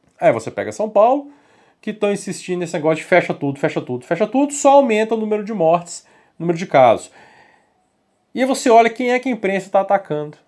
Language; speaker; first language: Portuguese; native; Portuguese